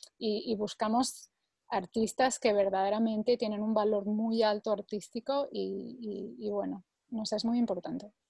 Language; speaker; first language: Spanish; early bilingual, other home language; English